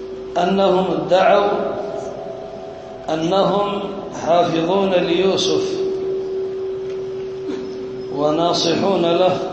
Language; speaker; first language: Arabic; native; Arabic